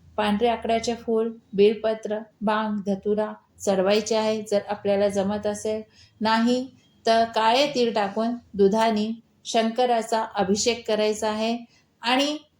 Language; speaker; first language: Marathi; non-native, local second language; Hindi